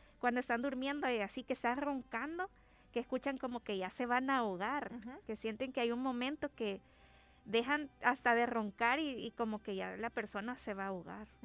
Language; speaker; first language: Spanish; native; Spanish